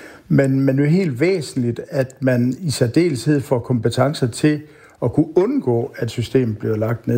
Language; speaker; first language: Danish; native; Danish